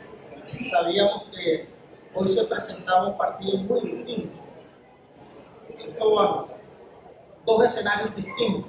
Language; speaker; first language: Spanish; native; Spanish